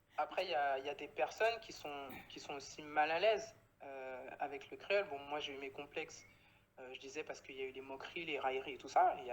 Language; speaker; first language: French; native; French